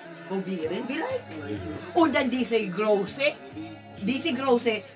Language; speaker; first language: German; non-native, learner; Filipino